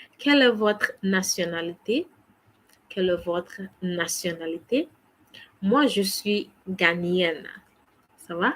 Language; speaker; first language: French; non-native, fluent; English